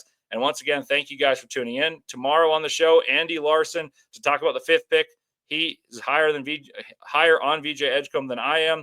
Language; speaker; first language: English; native; English